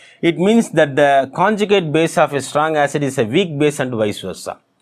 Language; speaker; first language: English; non-native, local second language; Tamil